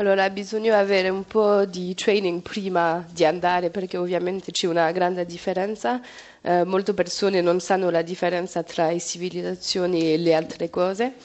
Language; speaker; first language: Italian; non-native, learner; Arabic